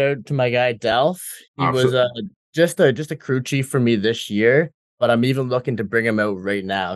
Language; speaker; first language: English; native; English